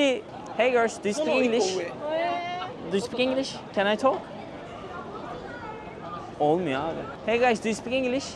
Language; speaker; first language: English; non-native, learner; Turkish